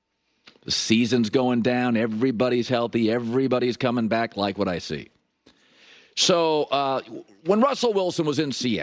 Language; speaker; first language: English; native; English